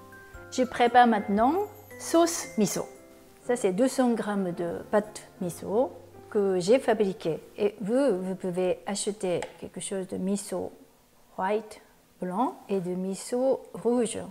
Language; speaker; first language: French; non-native, fluent; Japanese